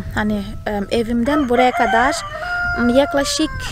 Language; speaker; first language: Turkish; non-native, fluent; Portuguese